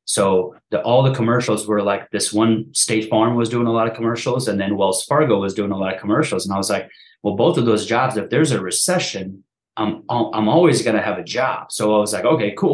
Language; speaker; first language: English; early bilingual, other home language; Persian